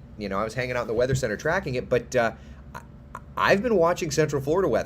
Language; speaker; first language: English; native; English